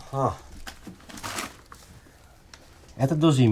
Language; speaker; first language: Russian; non-native, fluent; Dutch